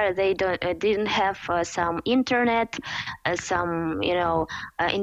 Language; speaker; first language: English; non-native, fluent; Ukrainian